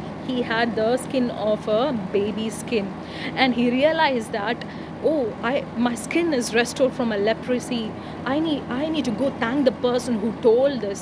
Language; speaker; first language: English; non-native, local second language; Tamil